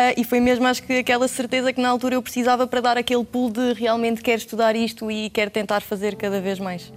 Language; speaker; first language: Portuguese; native; Portuguese